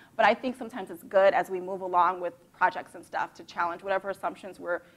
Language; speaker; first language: English; native; English